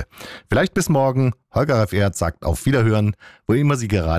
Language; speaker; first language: German; native; German